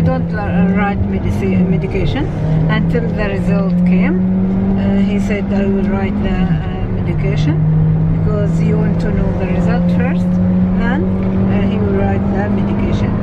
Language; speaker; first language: English; non-native, learner; Arabic